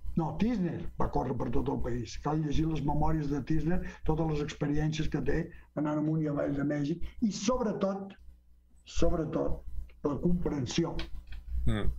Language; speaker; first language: Catalan; early bilingual, heritage; Catalan